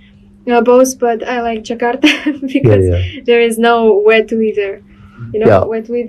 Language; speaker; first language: English; non-native, learner; Russian